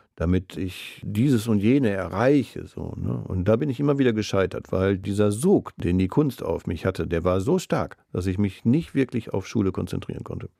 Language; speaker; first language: German; native; German